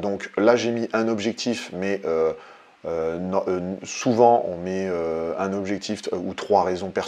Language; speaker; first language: French; native; French